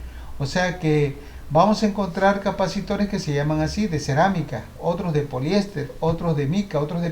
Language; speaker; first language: Spanish; native; Spanish